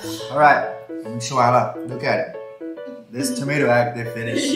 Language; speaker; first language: English; non-native, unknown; Chinese